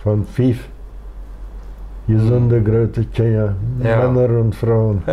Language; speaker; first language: German; non-native, local second language; Plautdietsch